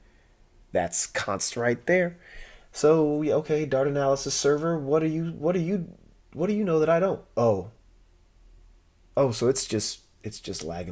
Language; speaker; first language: English; native; English